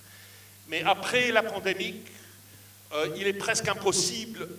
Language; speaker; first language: French; non-native, fluent; English